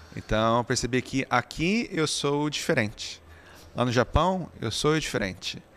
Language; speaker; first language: Portuguese; native; Portuguese